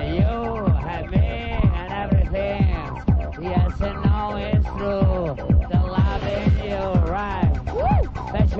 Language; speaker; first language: English; non-native, learner; Italian